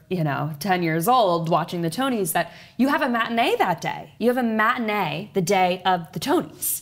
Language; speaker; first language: English; native; English